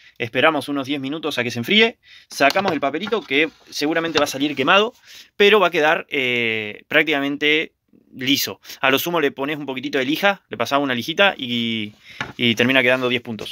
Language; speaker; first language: Spanish; native; Spanish